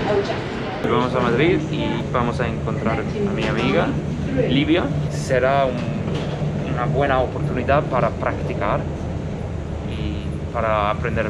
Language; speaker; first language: Spanish; non-native, fluent; English